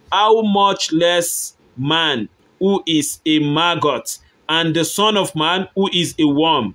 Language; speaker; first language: English; non-native, local second language; Yoruba